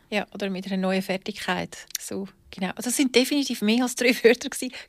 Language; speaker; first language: German; native; German